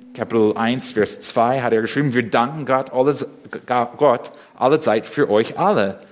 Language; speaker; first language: German; non-native, fluent; English